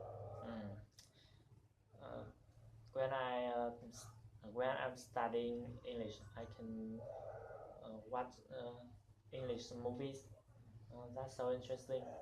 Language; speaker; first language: English; non-native, learner; Vietnamese